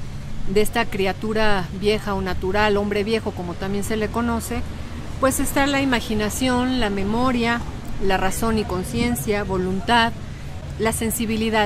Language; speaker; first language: Spanish; native; Spanish